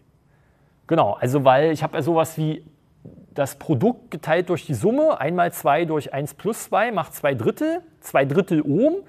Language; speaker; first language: German; native; German